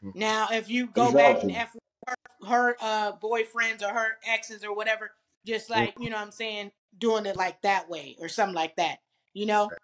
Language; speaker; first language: English; native; English